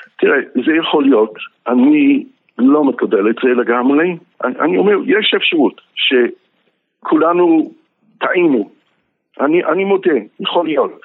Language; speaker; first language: Hebrew; non-native, fluent; English